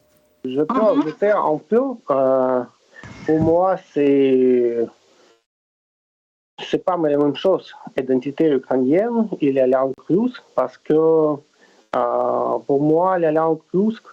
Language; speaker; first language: French; non-native, fluent; Russian